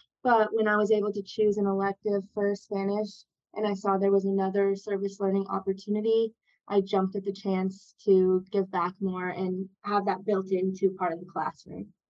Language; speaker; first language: English; native; English